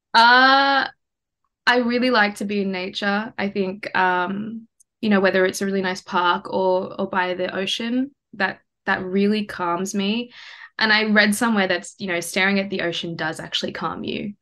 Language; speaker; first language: English; early bilingual, other home language; Morisyen